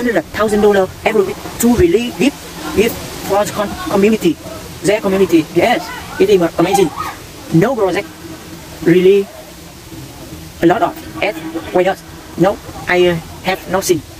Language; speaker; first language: English; non-native, learner; Vietnamese